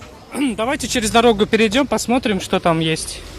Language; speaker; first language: Russian; non-native, local second language; Kyrgyz